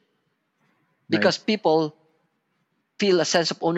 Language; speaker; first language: English; non-native, local second language; Filipino